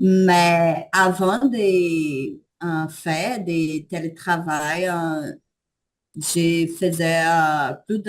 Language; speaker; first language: French; non-native, learner; Portuguese